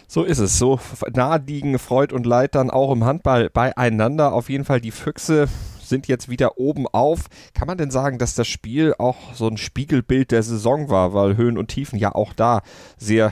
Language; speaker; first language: German; native; German